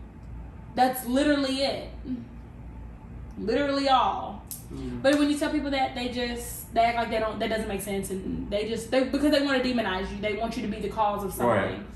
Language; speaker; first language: English; native; English